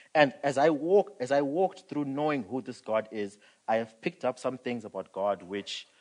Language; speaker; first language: English; non-native, local second language; Shona